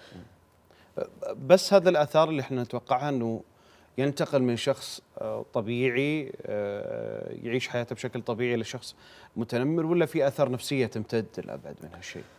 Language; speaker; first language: Arabic; native; Arabic